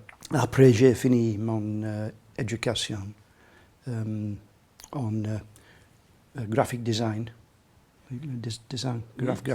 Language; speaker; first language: French; non-native, learner; English